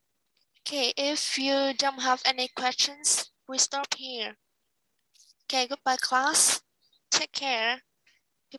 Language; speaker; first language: English; non-native, fluent; Vietnamese